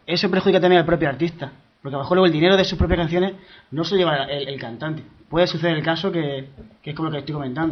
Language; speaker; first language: Spanish; native; Spanish